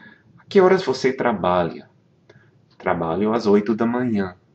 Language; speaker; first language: Portuguese; non-native, fluent; English